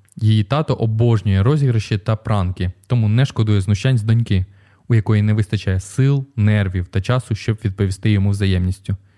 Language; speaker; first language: Ukrainian; native; Ukrainian